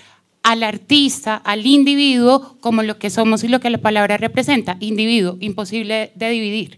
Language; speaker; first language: Spanish; native; Spanish